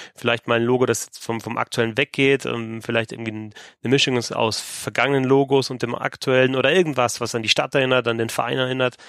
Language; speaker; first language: German; native; German